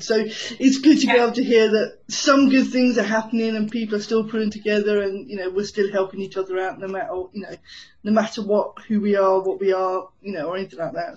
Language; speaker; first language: English; native; English